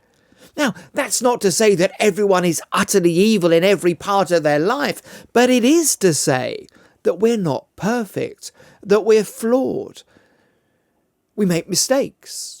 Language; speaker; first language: English; native; English